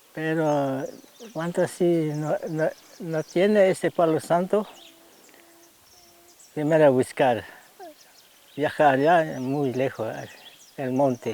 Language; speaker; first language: Spanish; non-native, local second language; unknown